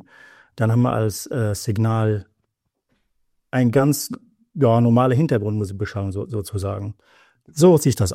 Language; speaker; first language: German; native; German